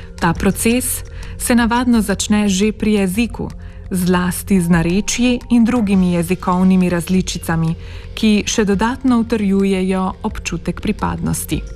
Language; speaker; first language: Slovenian; native; Slovenian